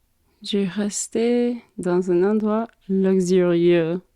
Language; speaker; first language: French; non-native, learner; English